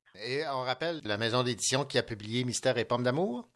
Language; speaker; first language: French; native; French